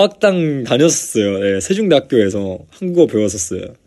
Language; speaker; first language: Korean; non-native, fluent; Chinese